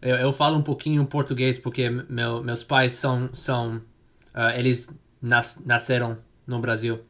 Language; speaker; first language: Portuguese; early bilingual, heritage; Portuguese